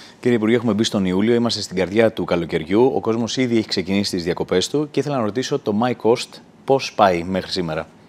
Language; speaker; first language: Greek; native; Greek